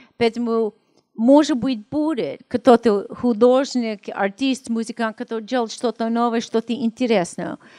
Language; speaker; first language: Russian; non-native, learner; English